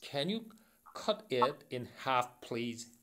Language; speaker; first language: English; non-native, learner; Korean